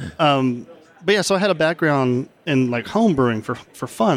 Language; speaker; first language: English; native; English